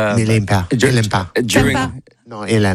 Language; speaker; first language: French; non-native, learner; English